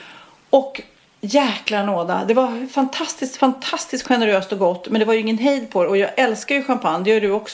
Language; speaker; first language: Swedish; native; Swedish